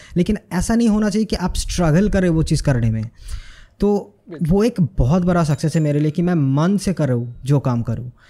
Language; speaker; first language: Hindi; non-native, local second language; Bangla